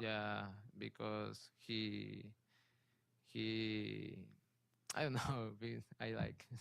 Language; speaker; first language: English; non-native, learner; Spanish